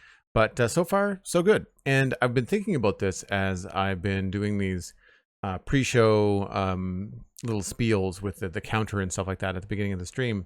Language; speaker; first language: English; native; English